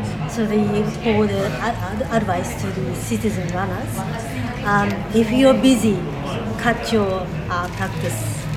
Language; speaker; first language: English; non-native, fluent; Japanese